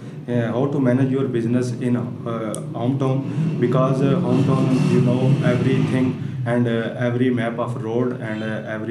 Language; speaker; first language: English; non-native, learner; Punjabi